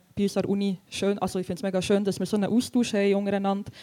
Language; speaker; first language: German; native; German